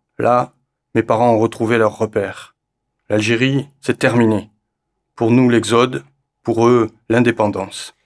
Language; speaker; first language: French; native; French